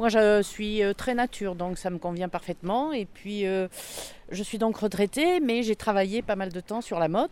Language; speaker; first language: French; native; French